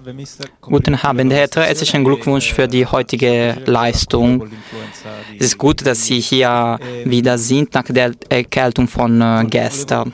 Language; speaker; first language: German; non-native, fluent; Italian